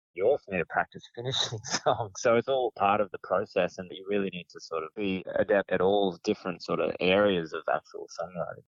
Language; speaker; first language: English; native; English